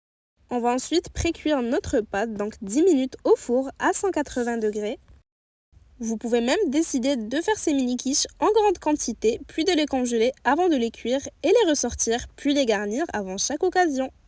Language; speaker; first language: French; native; French